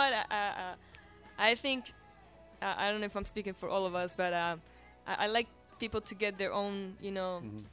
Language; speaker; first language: English; non-native, fluent; Spanish